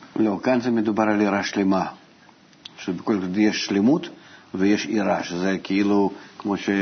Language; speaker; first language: Hebrew; non-native, fluent; Russian